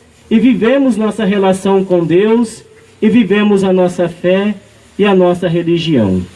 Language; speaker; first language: Portuguese; native; Portuguese